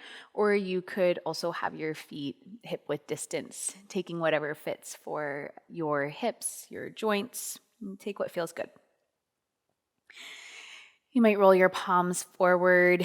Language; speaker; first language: English; native; English